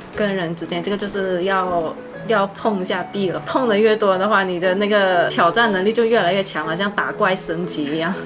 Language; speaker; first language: Chinese; native; Chinese